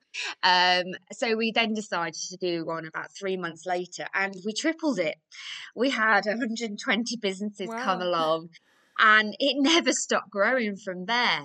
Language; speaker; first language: English; native; English